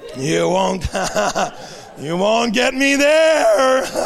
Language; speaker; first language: English; non-native, fluent; French